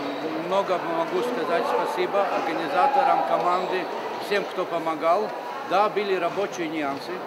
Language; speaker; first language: Russian; non-native, fluent; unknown